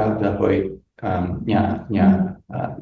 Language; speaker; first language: Vietnamese; non-native, learner; English